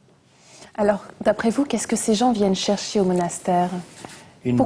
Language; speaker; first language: French; native; French